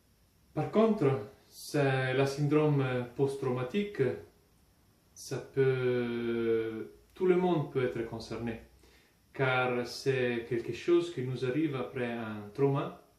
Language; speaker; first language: French; non-native, fluent; Italian